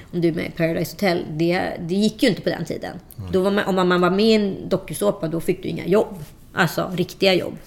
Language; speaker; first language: Swedish; early bilingual, other home language; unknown